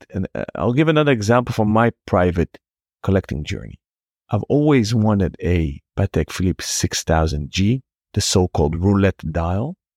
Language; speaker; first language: English; non-native, fluent; Hebrew